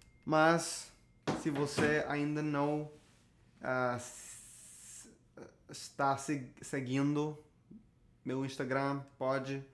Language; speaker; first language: Portuguese; non-native, learner; Spanish